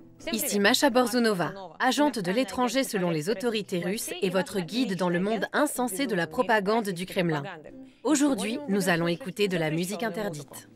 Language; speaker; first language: French; native; French